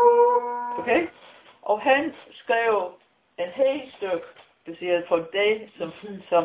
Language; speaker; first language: Danish; non-native, fluent; English